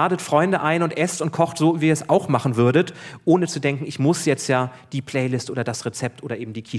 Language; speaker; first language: German; native; German